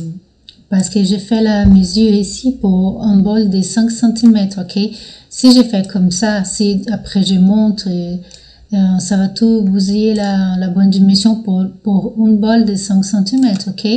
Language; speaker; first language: French; non-native, fluent; Portuguese